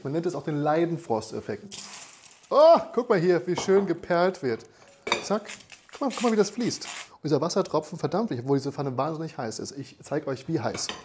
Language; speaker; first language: German; native; German